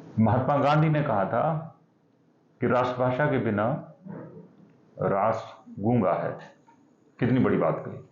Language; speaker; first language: Hindi; native; Hindi